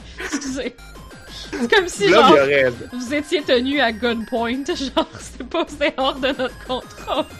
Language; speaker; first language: French; native; French